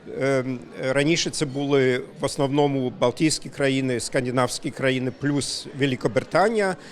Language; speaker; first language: Ukrainian; non-native, fluent; German